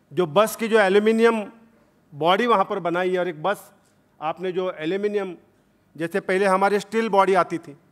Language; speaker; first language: Hindi; non-native, local second language; Marathi